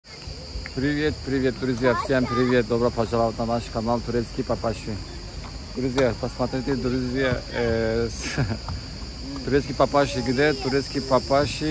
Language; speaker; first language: Russian; non-native, learner; Turkish